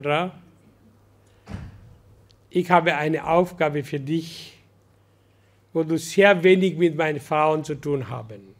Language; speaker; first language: German; non-native, learner; Hindi